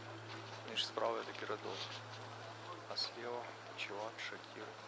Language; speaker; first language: Russian; native; Russian